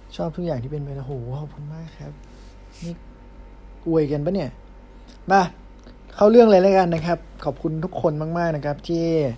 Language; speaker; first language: Thai; native; Thai